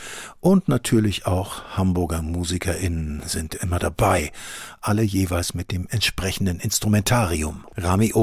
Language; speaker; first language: German; native; German